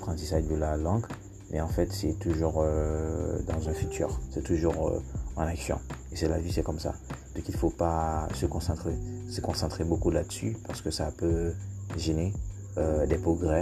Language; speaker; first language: English; non-native, fluent; Haitian Creole